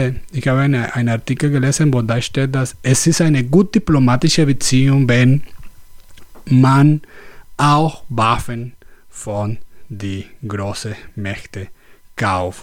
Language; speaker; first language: German; non-native, learner; Spanish